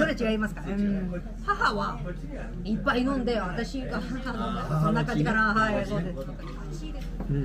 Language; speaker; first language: Japanese; non-native, learner; Korean